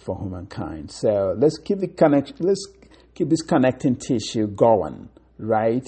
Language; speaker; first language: English; non-native, local second language; Igbo